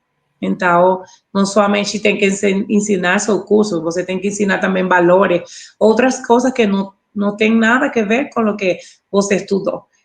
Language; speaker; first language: Portuguese; non-native, learner; Spanish